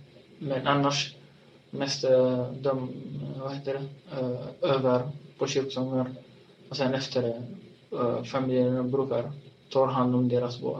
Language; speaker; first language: Swedish; non-native, fluent; Tigrinya